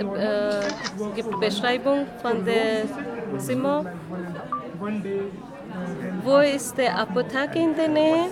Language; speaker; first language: German; non-native, learner; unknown